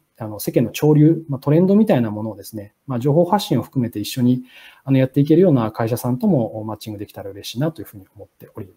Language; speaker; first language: Japanese; native; Japanese